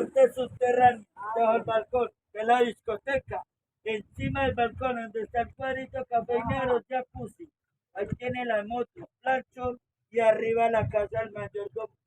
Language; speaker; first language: Spanish; native; Spanish